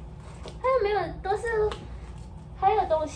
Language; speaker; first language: Chinese; non-native, learner; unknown